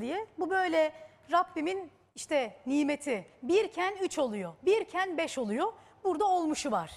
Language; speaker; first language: Turkish; native; Turkish